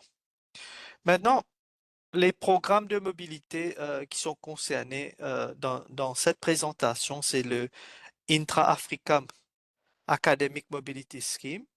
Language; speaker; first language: French; non-native, fluent; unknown